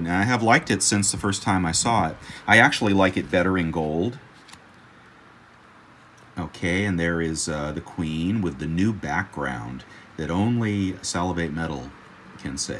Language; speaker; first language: English; native; English